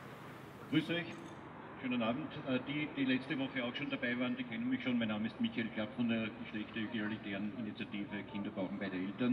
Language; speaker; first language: German; native; German